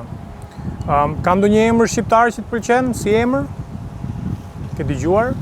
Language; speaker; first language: Albanian; native; Albanian